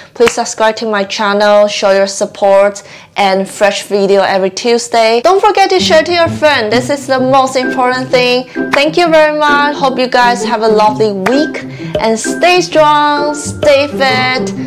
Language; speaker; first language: English; non-native, fluent; Chinese